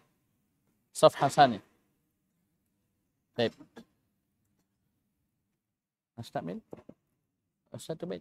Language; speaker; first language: Arabic; non-native, fluent; Indonesian